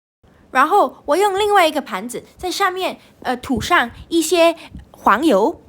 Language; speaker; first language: Chinese; non-native, learner; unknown